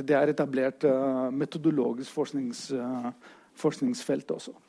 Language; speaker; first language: Norwegian; non-native, fluent; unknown